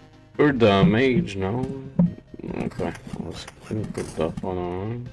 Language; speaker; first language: French; native; French